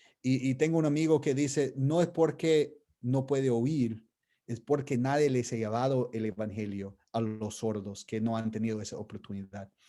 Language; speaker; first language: Spanish; non-native, fluent; English